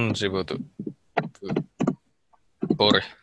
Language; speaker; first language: Russian; non-native, learner; Finnish